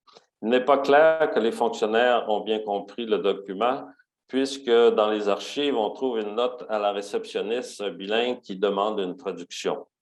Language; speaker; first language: French; native; French